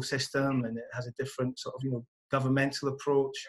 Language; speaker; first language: English; native; English